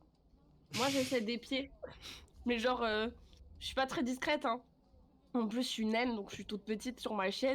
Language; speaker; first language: French; native; French